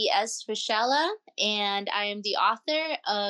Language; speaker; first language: English; early bilingual, other home language; Spanish